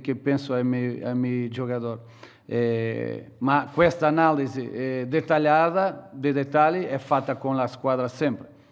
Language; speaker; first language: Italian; non-native, learner; Portuguese